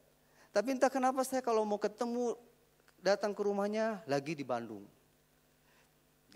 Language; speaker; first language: Indonesian; native; Indonesian